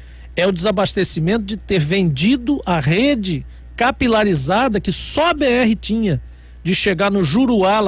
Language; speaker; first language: Portuguese; native; Portuguese